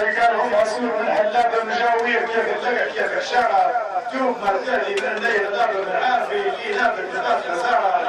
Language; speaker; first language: Arabic; native; Arabic